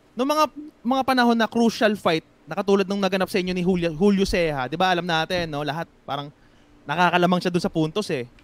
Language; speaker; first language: Filipino; native; Filipino